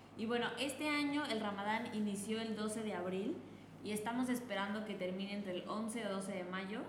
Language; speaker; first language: Spanish; native; Spanish